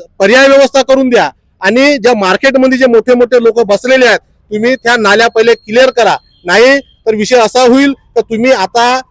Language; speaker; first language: Marathi; native; Marathi